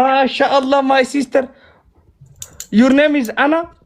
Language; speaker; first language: English; non-native, learner; Oromo